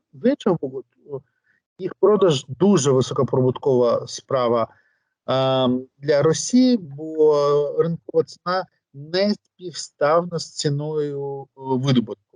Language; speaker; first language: Ukrainian; native; Ukrainian